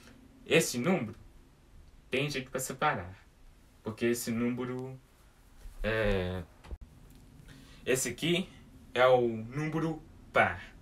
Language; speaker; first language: Portuguese; early bilingual, heritage; English